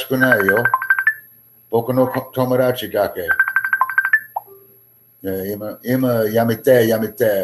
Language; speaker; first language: Japanese; non-native, learner; English